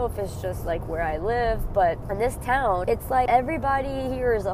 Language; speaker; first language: English; native; English